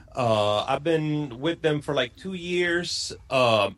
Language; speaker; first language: English; non-native, fluent; Spanish